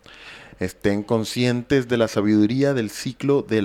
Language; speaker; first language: Spanish; native; Spanish